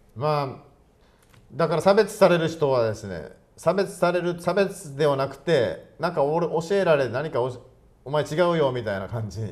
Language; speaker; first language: Japanese; native; Japanese